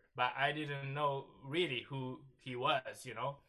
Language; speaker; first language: English; non-native, learner; Japanese